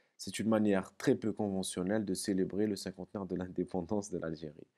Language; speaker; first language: French; non-native, local second language; Arabic